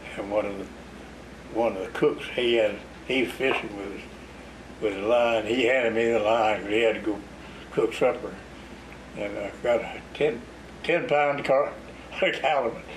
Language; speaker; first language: English; native; English